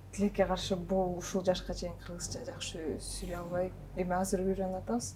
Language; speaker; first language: Kyrgyz; non-native, local second language; Russian